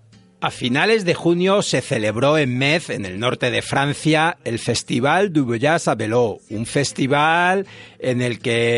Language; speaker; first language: Spanish; native; Spanish